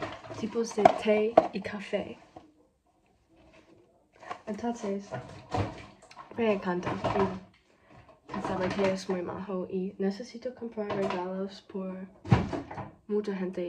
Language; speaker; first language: Spanish; non-native, learner; English